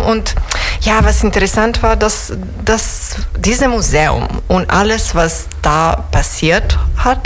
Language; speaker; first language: German; non-native, fluent; Serbian